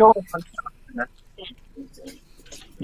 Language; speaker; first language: English; non-native, learner; Thai